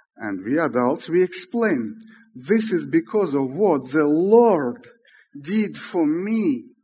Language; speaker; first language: English; non-native, fluent; Russian